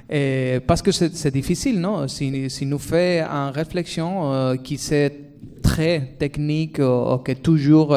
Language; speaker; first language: French; non-native, fluent; Spanish